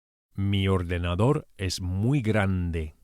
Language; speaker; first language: Spanish; non-native, fluent; English